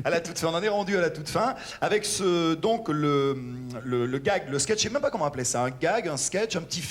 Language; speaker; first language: French; native; French